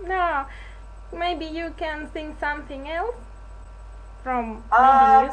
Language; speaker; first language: English; non-native, learner; Russian